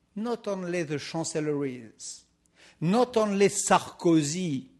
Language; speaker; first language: English; non-native, fluent; French